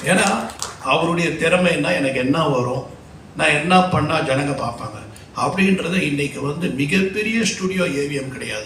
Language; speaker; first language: Tamil; native; Tamil